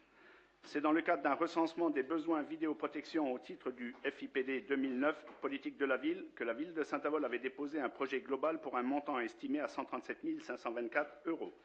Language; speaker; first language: French; native; French